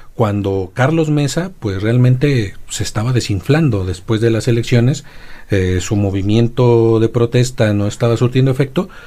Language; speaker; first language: Spanish; native; Spanish